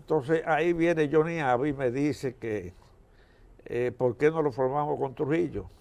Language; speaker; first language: Spanish; native; Spanish